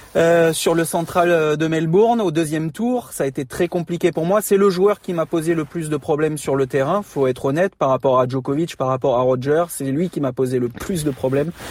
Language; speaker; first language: French; non-native, fluent; Spanish